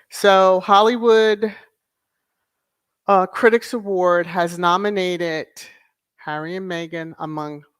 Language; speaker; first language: English; native; English